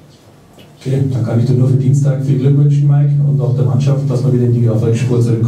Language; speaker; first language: German; native; German